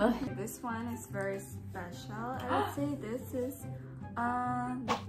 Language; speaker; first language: English; non-native, learner; Russian